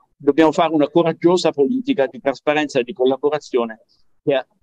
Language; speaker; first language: Italian; native; Italian